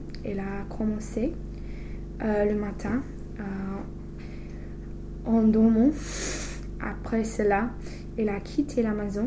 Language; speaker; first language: French; non-native, learner; English